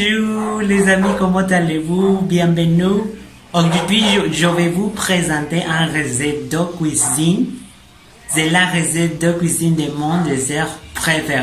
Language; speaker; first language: French; non-native, learner; Spanish